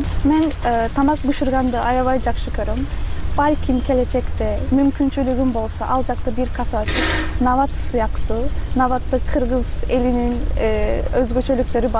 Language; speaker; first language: Kyrgyz; non-native, fluent; Turkish